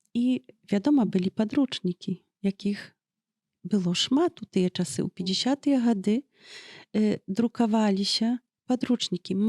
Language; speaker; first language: Belarusian; native; Belarusian